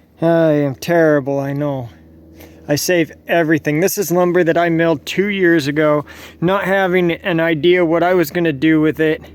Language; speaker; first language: English; native; English